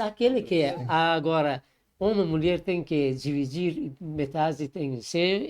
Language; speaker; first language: Portuguese; non-native, learner; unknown